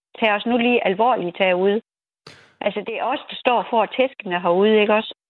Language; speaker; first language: Danish; native; Danish